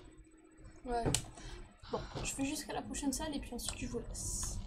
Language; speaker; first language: French; native; French